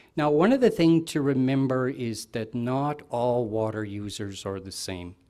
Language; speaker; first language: English; native; English